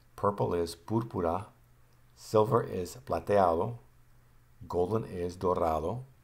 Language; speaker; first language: English; native; English